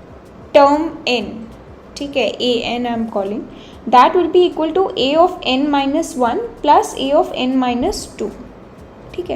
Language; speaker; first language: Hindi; native; Hindi